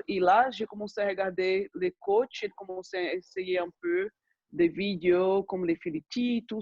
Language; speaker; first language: French; non-native, fluent; Portuguese